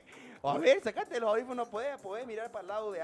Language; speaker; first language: Spanish; native; Spanish